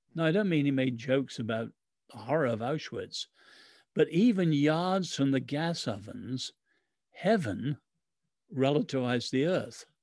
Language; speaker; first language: English; early bilingual, other home language; Chinese